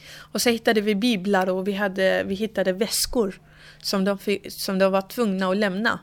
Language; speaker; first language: Swedish; early bilingual, other home language; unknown